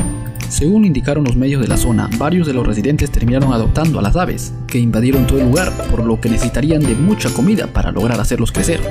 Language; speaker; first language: Spanish; native; Spanish